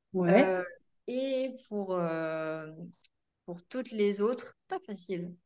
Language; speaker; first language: French; native; French